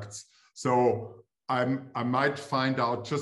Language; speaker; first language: English; non-native, fluent; German